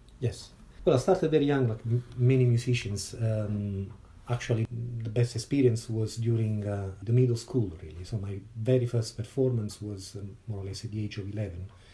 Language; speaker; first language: English; non-native, fluent; Italian